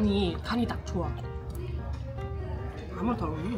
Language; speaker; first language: Korean; non-native, learner; German